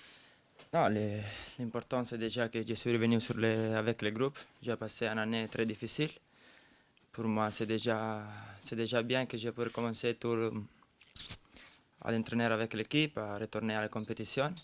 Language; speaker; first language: French; non-native, fluent; Italian